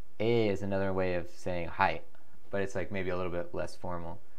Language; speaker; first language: English; native; English